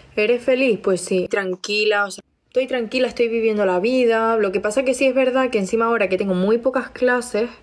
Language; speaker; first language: Spanish; native; Spanish